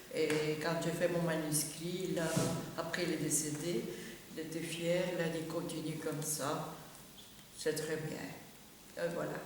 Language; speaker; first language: French; non-native, fluent; Romanian